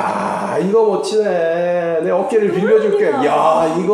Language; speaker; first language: Korean; native; Korean